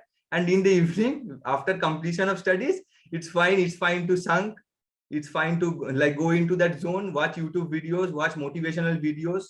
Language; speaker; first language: English; non-native, local second language; Bangla